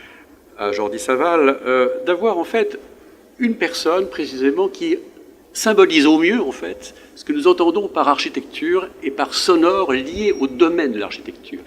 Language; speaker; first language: French; native; French